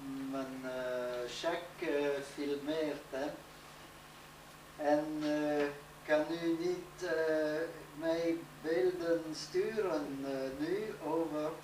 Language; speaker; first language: Dutch; non-native, learner; French